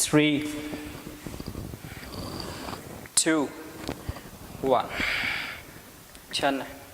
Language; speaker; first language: Vietnamese; non-native, learner; Hindi